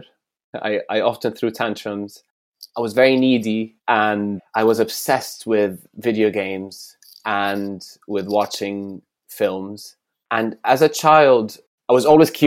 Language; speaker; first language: English; non-native, fluent; Arabic